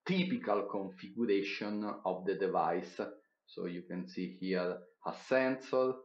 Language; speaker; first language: English; non-native, fluent; Italian